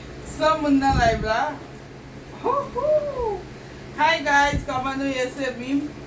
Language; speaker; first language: Portuguese; non-native, learner; Haitian Creole